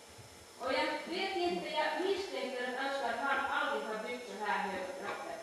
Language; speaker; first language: Swedish; native; Swedish